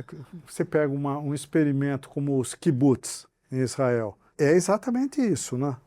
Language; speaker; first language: Portuguese; native; Portuguese